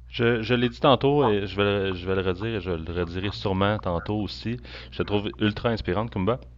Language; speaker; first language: French; native; French